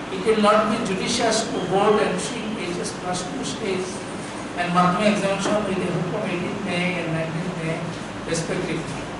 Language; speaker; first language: English; non-native, local second language; Bangla